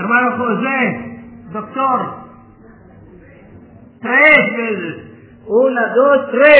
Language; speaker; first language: Spanish; non-native, learner; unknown